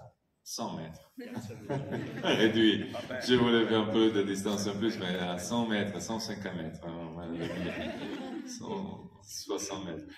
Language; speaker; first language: French; non-native, fluent; Italian